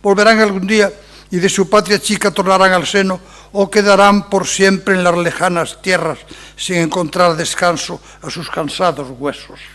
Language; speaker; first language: Spanish; non-native, local second language; Galician